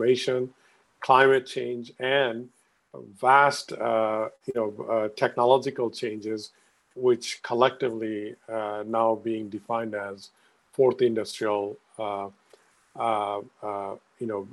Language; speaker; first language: English; non-native, local second language; Bangla